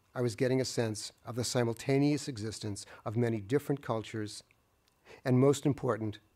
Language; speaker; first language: English; native; English